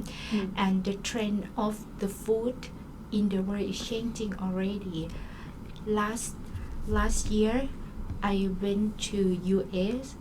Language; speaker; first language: English; non-native, learner; Thai